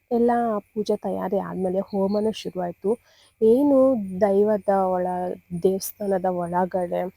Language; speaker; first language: Kannada; non-native, local second language; Tulu